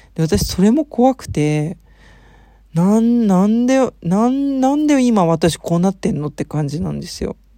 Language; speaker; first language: Japanese; early bilingual, heritage; Japanese